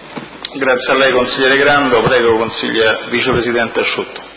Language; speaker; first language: Italian; native; Italian